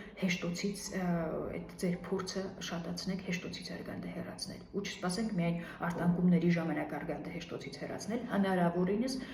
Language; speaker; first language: Armenian; native; Armenian